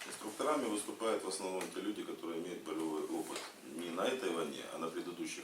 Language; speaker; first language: Russian; native; Russian